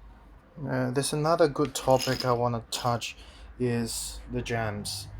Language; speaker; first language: English; non-native, fluent; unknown